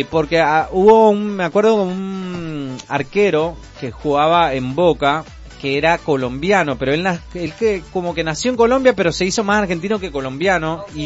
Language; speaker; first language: Spanish; native; Spanish